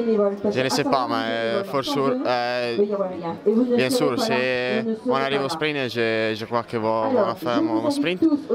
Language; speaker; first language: French; non-native, fluent; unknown